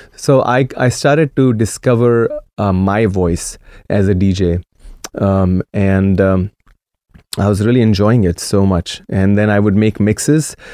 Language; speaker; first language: English; non-native, local second language; Marathi